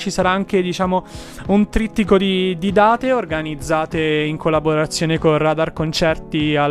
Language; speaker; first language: Italian; native; Italian